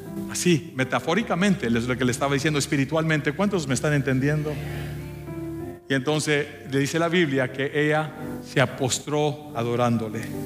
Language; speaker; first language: Spanish; early bilingual, heritage; Spanish